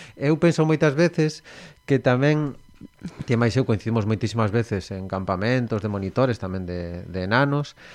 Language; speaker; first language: Galician; non-native, local second language; Spanish